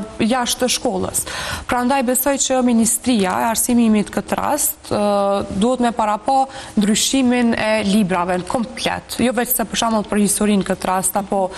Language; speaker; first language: Albanian; non-native, local second language; Romany